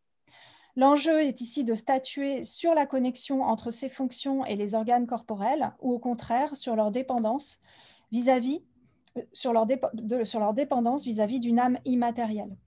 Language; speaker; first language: French; native; French